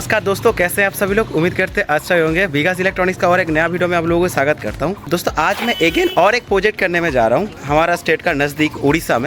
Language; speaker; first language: Hindi; non-native, local second language; Odia